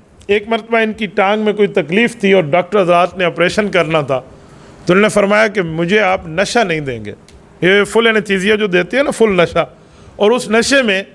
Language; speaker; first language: Urdu; native; Urdu